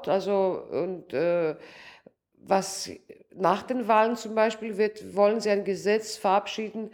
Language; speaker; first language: German; non-native, local second language; Greek